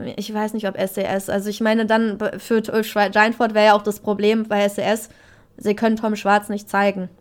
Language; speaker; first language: German; native; German